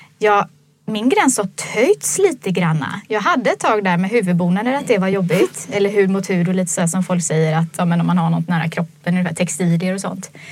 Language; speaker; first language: Swedish; native; Swedish